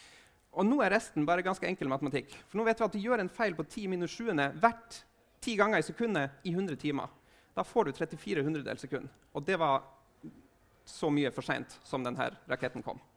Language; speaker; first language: Norwegian; native; Norwegian